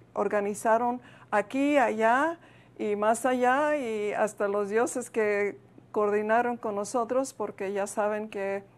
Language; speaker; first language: Spanish; early bilingual, heritage; Spanish